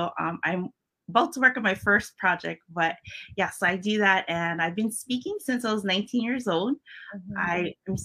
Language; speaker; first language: English; early bilingual, other home language; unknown